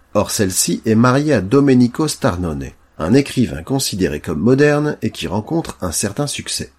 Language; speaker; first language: French; native; French